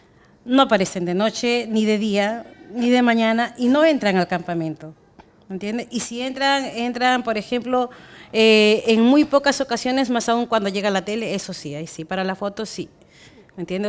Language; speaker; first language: Spanish; native; Spanish